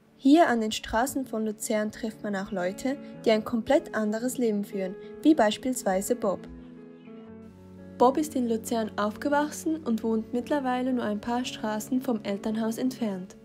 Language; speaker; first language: German; native; German